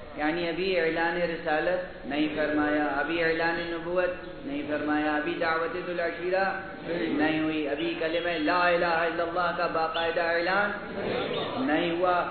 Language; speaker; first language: Urdu; native; Urdu